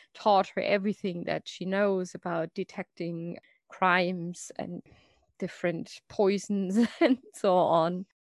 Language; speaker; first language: English; non-native, fluent; German